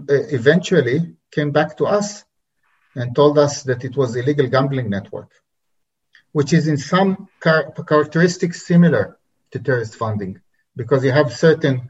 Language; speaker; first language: English; non-native, fluent; Hebrew